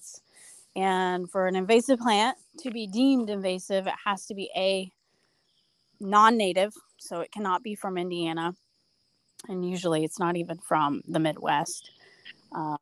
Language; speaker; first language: English; native; English